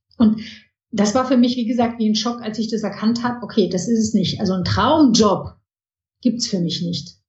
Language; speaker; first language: German; early bilingual, heritage; German